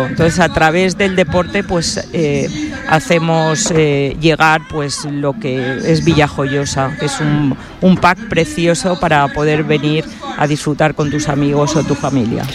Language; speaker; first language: Spanish; native; Spanish